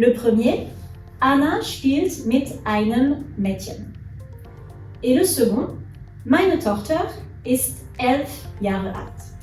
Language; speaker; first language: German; non-native, fluent; French